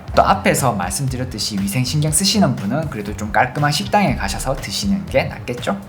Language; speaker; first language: Korean; native; Korean